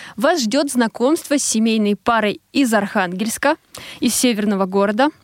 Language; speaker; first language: Russian; native; Russian